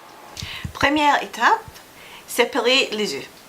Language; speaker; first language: French; non-native, fluent; English